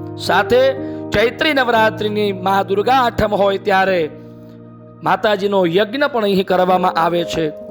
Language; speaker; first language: Gujarati; native; Gujarati